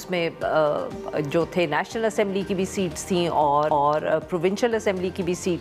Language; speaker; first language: Urdu; native; Urdu